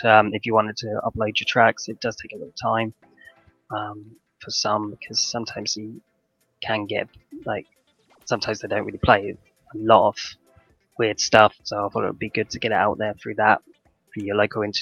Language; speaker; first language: English; native; English